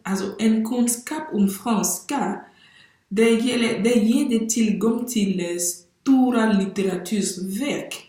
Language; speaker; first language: Swedish; non-native, fluent; French